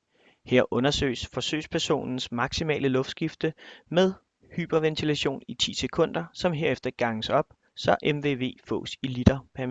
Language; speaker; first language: Danish; native; Danish